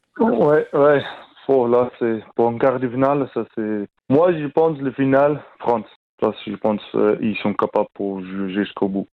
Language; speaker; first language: French; non-native, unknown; Afrikaans